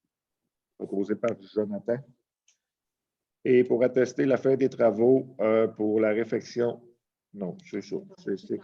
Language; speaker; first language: French; native; French